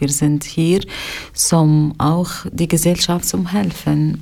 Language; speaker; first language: German; non-native, learner; Arabic